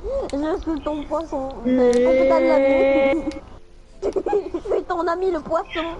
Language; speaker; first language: French; native; French